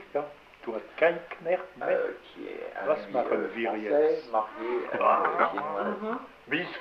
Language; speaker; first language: German; non-native, learner; French